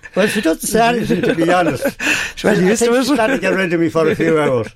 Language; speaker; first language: English; native; English